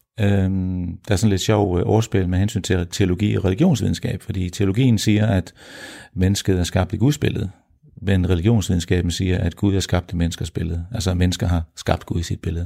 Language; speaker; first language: Danish; early bilingual, heritage; Danish